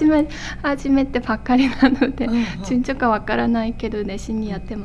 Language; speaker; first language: Japanese; non-native, fluent; Korean